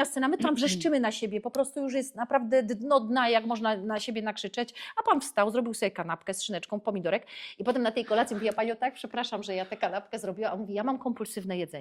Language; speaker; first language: Polish; native; Polish